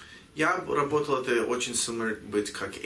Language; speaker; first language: Russian; early bilingual, heritage; Russian